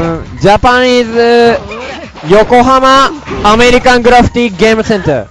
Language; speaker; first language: English; non-native, learner; Japanese